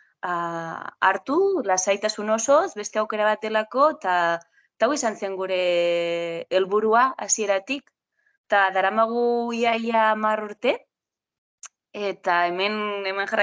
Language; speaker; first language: Basque; non-native, local second language; Spanish